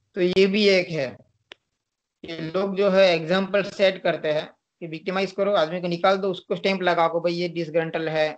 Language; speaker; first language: Hindi; non-native, local second language; Gujarati